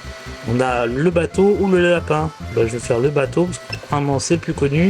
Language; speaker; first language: French; native; French